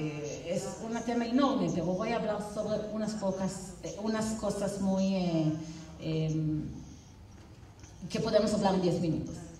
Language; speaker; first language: Spanish; non-native, fluent; Hebrew